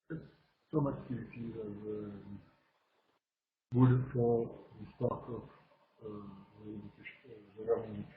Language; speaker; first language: English; non-native, learner; French